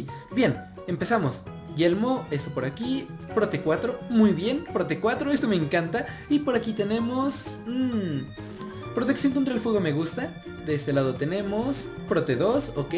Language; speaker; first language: Spanish; native; Spanish